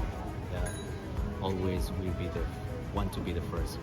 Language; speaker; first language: English; non-native, learner; Spanish